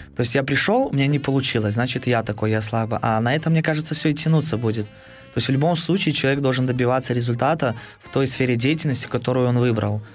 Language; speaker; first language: Russian; native; Russian